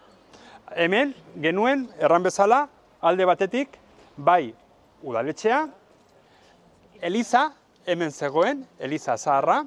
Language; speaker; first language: Basque; native; Basque